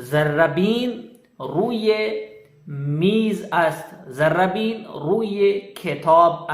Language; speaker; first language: Persian; non-native, fluent; Urdu